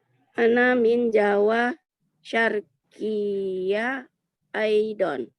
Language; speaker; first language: Arabic; non-native, learner; Indonesian